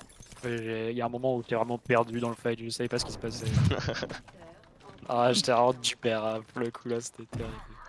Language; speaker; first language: French; native; French